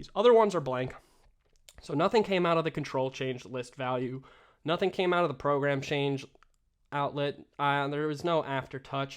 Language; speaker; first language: English; native; English